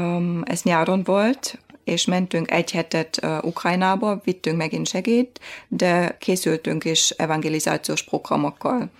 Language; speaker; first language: Hungarian; non-native, fluent; German